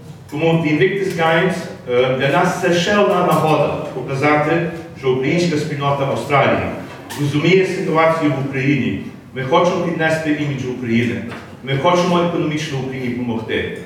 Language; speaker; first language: Ukrainian; early bilingual, heritage; Ukrainian